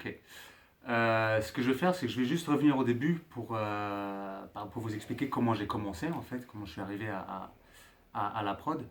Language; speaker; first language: French; native; French